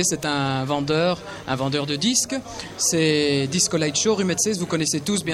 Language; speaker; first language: French; native; French